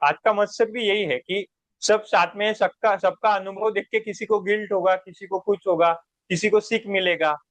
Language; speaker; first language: Hindi; non-native, local second language; Marathi